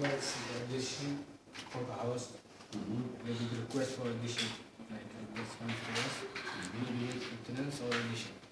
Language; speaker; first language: English; non-native, learner; Arabic